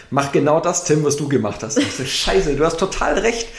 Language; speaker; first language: German; native; German